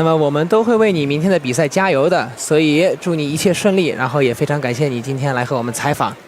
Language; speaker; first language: Chinese; native; Chinese